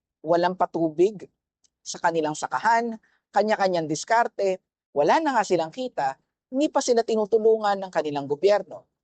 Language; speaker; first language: Filipino; native; Filipino